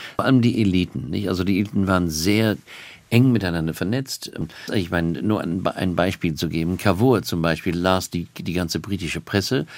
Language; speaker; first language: German; non-native, fluent; English